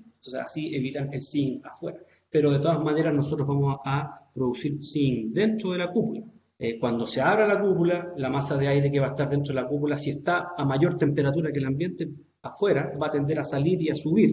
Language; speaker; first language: Spanish; native; Spanish